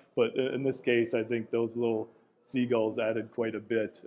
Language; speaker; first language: English; native; English